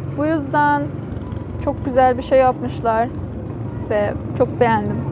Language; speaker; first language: Turkish; non-native, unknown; Persian